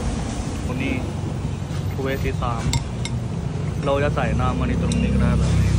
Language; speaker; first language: Thai; non-native, fluent; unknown